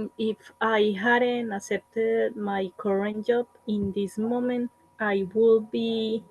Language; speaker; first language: English; non-native, learner; Spanish